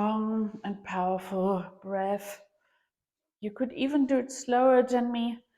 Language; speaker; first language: English; non-native, fluent; German